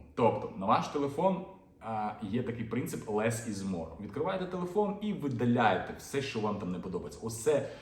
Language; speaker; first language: Ukrainian; non-native, local second language; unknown